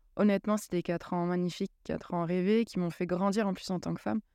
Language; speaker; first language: French; native; French